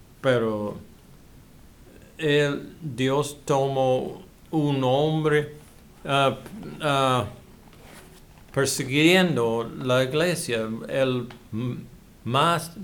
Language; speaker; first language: Spanish; non-native, learner; English